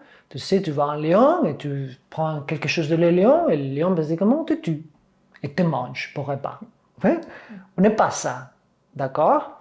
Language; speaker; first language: French; non-native, fluent; Catalan